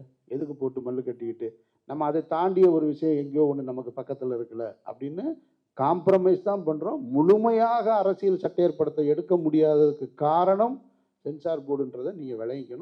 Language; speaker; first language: Tamil; native; Tamil